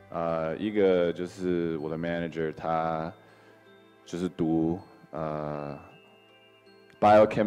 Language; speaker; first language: Chinese; early bilingual, heritage; English